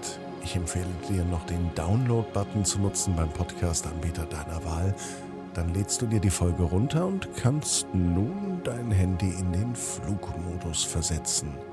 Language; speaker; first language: German; native; German